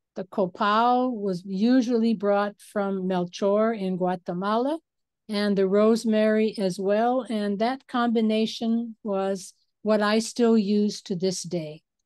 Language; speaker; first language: English; native; English